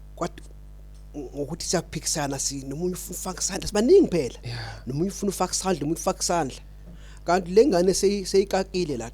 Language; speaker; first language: Zulu; native; Zulu